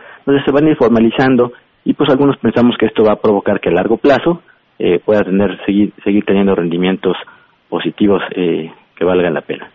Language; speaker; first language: Spanish; native; Spanish